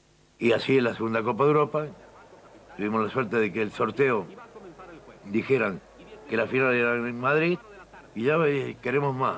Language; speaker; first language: Spanish; native; Spanish